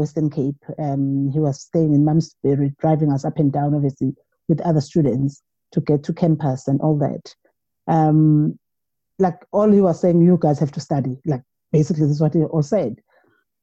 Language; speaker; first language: English; non-native, local second language; Zulu